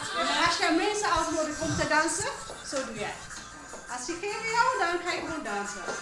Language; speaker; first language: Dutch; non-native, learner; Amharic